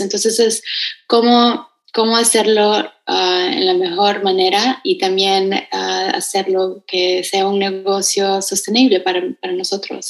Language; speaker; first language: Spanish; early bilingual, heritage; Spanish